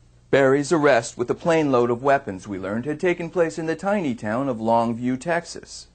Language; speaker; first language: English; native; English